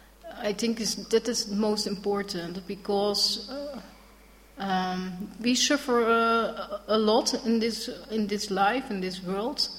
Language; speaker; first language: English; non-native, learner; Dutch